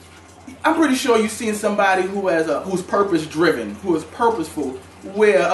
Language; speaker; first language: English; native; English